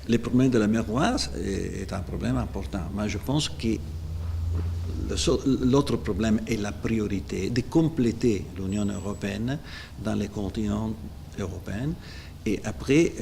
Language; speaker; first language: French; non-native, fluent; Italian